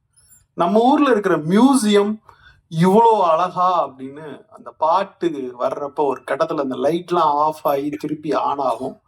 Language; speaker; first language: Tamil; native; Tamil